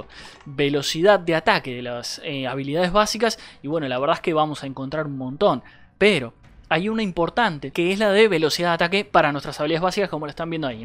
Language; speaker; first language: Spanish; native; Spanish